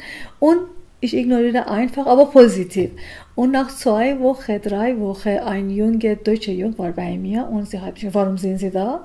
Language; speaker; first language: German; non-native, learner; Persian